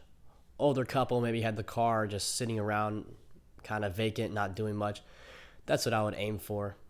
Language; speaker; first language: English; native; English